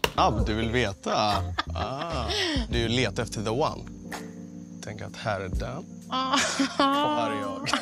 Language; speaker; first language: Swedish; non-native, fluent; Arabic